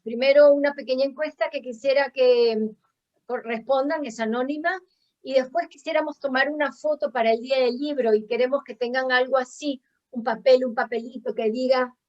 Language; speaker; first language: Spanish; native; Spanish